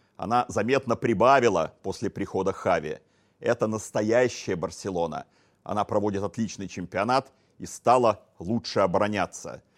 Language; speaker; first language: Russian; native; Russian